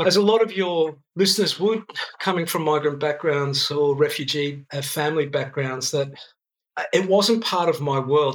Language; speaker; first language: English; non-native, local second language; Greek